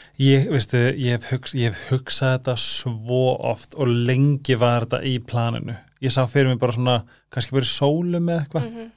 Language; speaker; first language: Icelandic; native; Icelandic